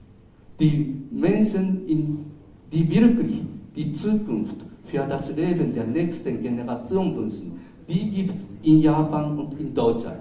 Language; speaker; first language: German; non-native, fluent; Japanese